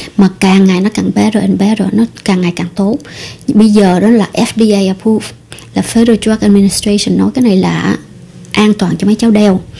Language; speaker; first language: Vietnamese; early bilingual, heritage; Vietnamese